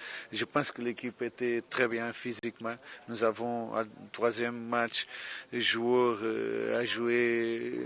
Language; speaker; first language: French; non-native, fluent; Portuguese